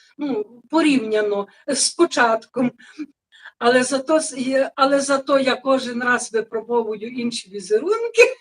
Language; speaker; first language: Ukrainian; native; Ukrainian